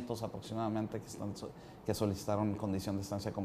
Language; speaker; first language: Spanish; native; Spanish